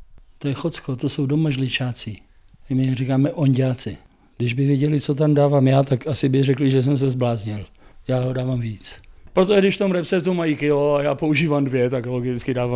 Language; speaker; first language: Czech; native; Czech